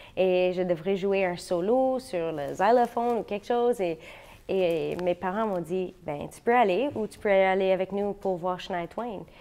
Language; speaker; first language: French; non-native, fluent; English